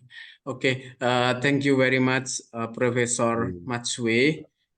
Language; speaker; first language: English; non-native, fluent; Indonesian